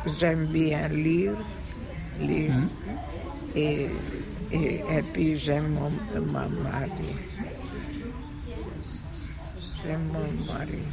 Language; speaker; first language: French; non-native, fluent; Hungarian